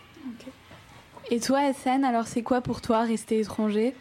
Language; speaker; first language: French; native; French